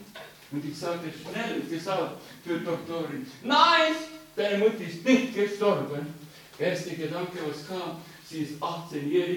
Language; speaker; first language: German; non-native, fluent; Estonian